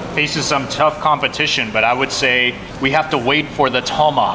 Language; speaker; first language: English; native; English